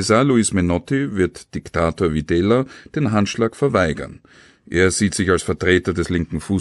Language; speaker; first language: German; native; German